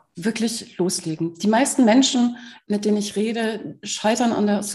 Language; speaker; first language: German; early bilingual, heritage; Danish